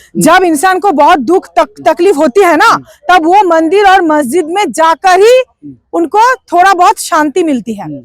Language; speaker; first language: Hindi; non-native, local second language; Bangla